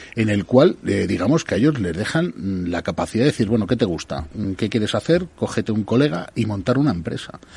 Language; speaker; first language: Spanish; native; Spanish